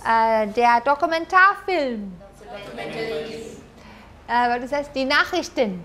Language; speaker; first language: German; non-native, fluent; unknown